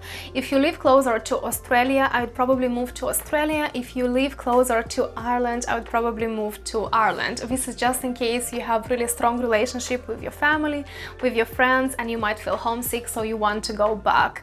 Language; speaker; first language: English; non-native, fluent; Russian